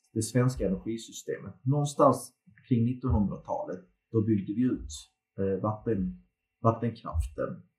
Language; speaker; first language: Swedish; early bilingual, other home language; Turkish